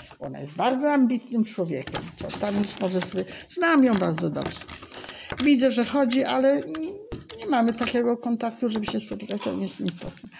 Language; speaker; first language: Polish; native; Polish